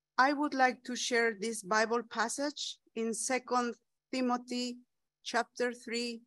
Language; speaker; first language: English; non-native, fluent; Spanish